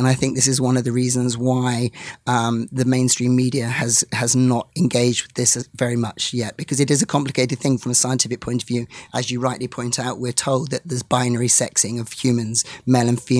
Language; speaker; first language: English; native; English